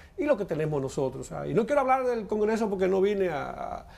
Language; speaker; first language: Spanish; native; Spanish